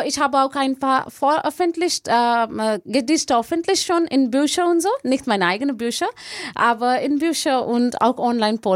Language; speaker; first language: German; non-native, fluent; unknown